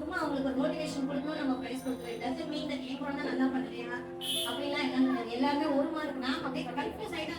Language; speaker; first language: Tamil; native; Tamil